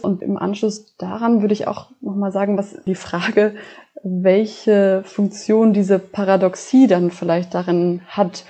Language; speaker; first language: German; native; German